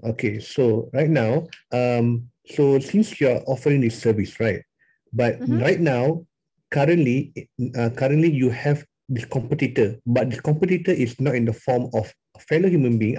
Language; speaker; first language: English; non-native, local second language; Tamil